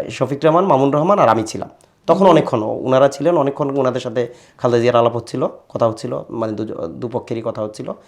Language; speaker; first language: Bangla; native; Bangla